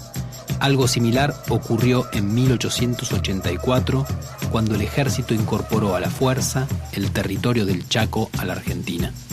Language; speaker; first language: Spanish; native; Spanish